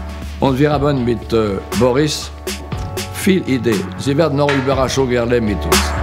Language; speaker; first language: German; non-native, fluent; French